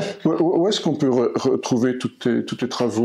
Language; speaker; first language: French; native; French